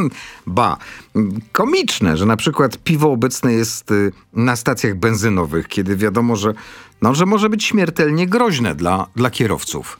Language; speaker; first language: Polish; native; Polish